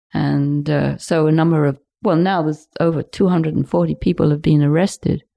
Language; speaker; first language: English; native; English